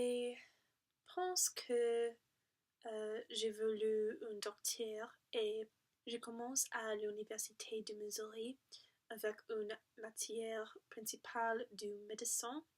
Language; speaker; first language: French; non-native, learner; English